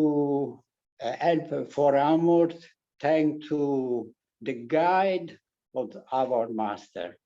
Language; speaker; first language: English; non-native, learner; Italian